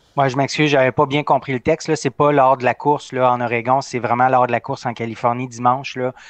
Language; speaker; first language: French; native; French